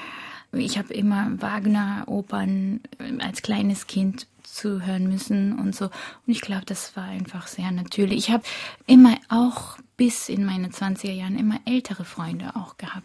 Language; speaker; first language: German; early bilingual, other home language; Korean